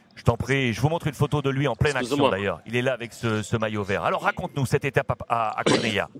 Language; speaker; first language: French; native; French